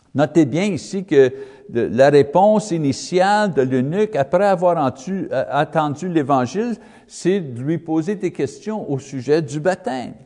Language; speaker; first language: French; non-native, learner; English